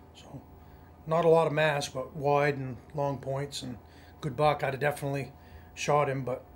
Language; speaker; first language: English; native; English